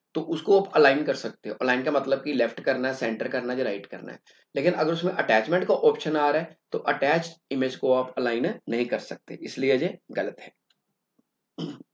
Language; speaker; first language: Hindi; non-native, local second language; Punjabi